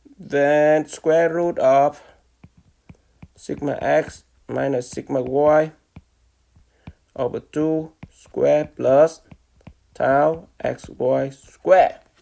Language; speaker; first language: English; non-native, fluent; Vietnamese